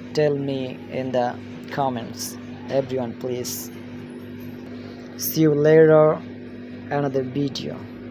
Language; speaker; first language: English; non-native, local second language; Bangla